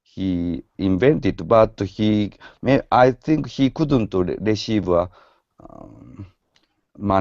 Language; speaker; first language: English; non-native, learner; Japanese